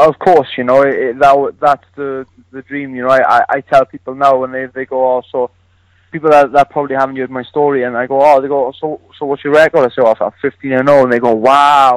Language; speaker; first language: English; native; English